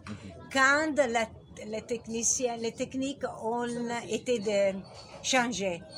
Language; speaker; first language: French; non-native, learner; Italian